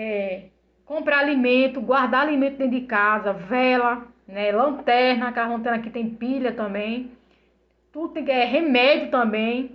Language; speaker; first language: Portuguese; native; Portuguese